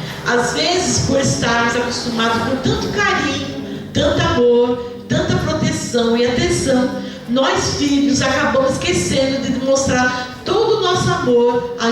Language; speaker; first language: Portuguese; native; Portuguese